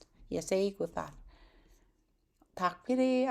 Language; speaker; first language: Icelandic; non-native, learner; Thai